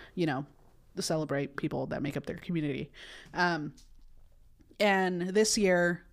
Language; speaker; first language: English; early bilingual, other home language; Spanish